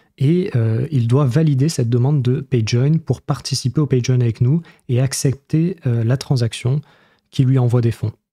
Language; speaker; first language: French; native; French